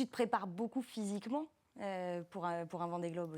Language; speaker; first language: French; native; French